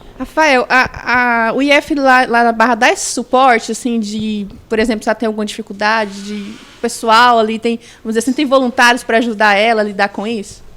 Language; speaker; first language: Portuguese; native; Portuguese